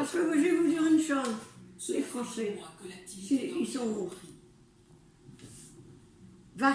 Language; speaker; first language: French; early bilingual, other home language; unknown